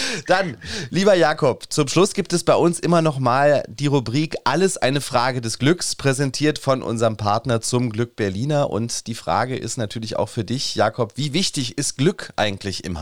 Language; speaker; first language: German; native; German